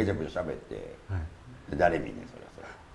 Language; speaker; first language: Japanese; native; Japanese